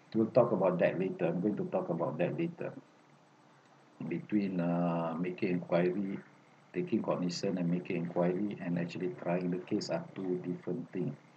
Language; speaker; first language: English; non-native, local second language; Malay